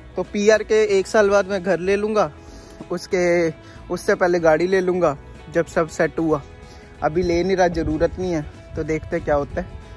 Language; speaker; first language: Hindi; native; Hindi